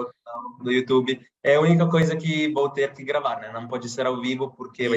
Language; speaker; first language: Portuguese; non-native, fluent; Italian